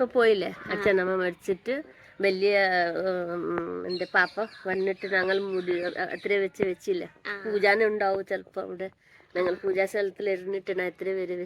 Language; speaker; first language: Malayalam; non-native, learner; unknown